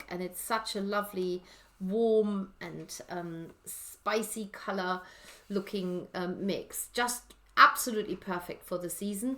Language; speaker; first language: English; native; English